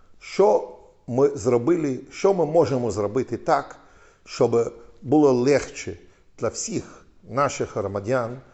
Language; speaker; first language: Ukrainian; non-native, learner; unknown